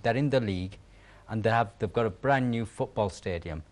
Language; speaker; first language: English; native; English